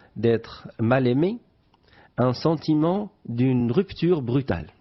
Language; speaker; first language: French; non-native, local second language; Arabic